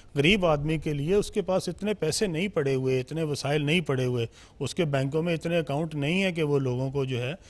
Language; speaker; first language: Urdu; non-native, local second language; Punjabi